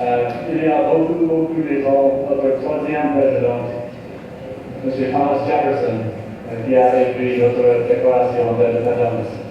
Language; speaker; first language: French; non-native, learner; English